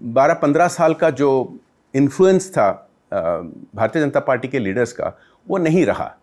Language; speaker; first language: Hindi; non-native, local second language; Odia